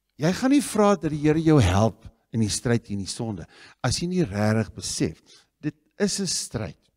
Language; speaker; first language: Afrikaans; native; Afrikaans